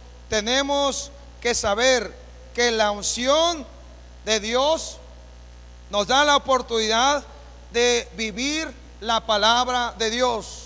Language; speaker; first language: Spanish; native; Spanish